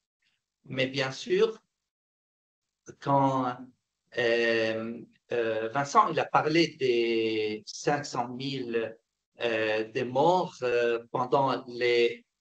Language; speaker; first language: French; non-native, fluent; Arabic